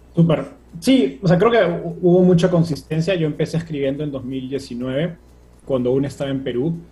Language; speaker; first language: Spanish; native; Spanish